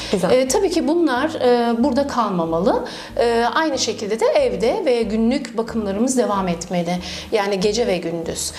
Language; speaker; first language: Turkish; early bilingual, heritage; Turkish